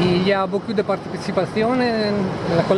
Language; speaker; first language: French; non-native, learner; Italian